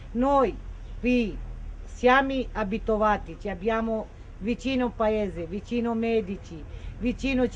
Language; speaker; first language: Italian; non-native, fluent; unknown